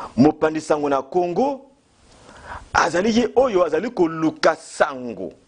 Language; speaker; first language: Lingala; native; Lingala